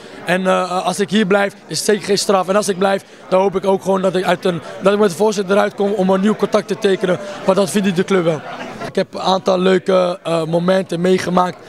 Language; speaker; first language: Dutch; non-native, fluent; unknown